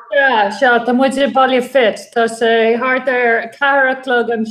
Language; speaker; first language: Irish; non-native, fluent; English